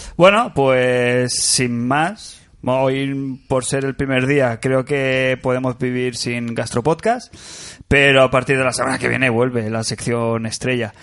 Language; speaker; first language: Spanish; native; Spanish